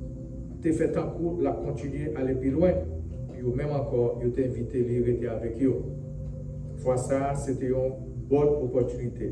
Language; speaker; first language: French; non-native, local second language; Haitian Creole